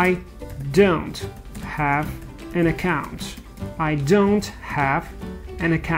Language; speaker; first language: English; non-native, fluent; Russian